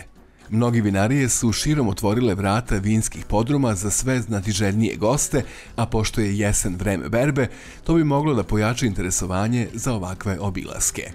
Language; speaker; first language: Serbian; native; Serbian